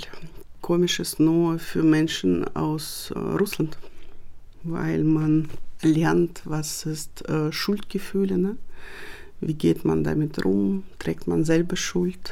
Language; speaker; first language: German; non-native, fluent; Russian